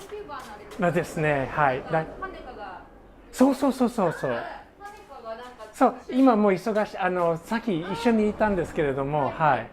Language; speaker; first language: Japanese; non-native, learner; English